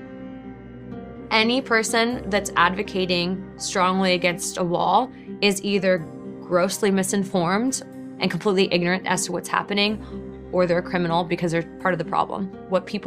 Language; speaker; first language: English; native; English